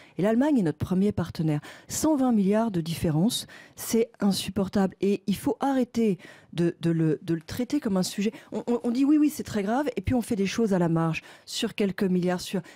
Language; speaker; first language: French; native; French